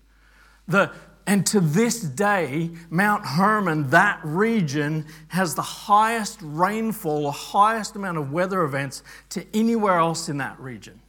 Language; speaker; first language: English; native; English